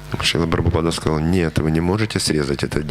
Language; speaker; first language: Russian; native; Russian